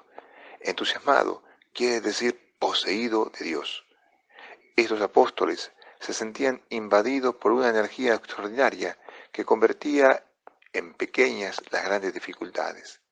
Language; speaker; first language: Spanish; non-native, fluent; Italian